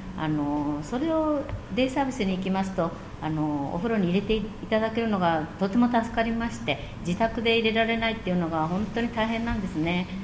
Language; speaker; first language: Japanese; native; Japanese